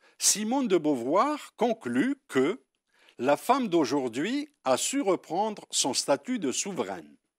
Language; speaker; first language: French; non-native, local second language; Arabic